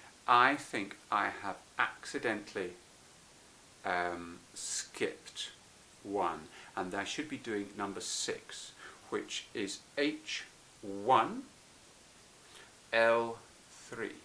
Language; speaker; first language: English; native; English